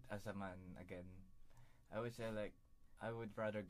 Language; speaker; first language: English; non-native, local second language; Filipino